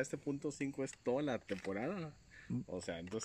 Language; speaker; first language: Spanish; native; Spanish